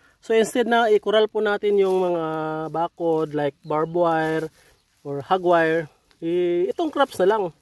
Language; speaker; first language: Filipino; non-native, local second language; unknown